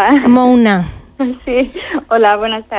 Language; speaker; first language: Spanish; non-native, fluent; Arabic